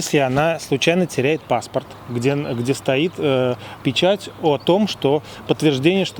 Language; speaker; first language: Russian; native; Russian